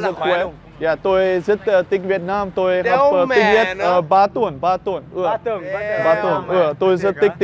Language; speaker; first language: Vietnamese; non-native, learner; Dutch